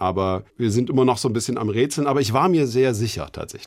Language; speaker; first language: German; native; German